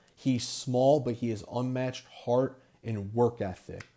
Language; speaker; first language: English; native; English